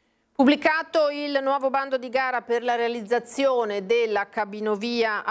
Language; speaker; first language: Italian; native; Italian